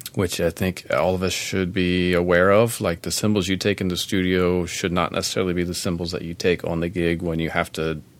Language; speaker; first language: English; native; English